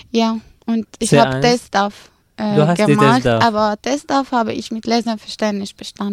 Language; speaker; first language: German; non-native, fluent; Arabic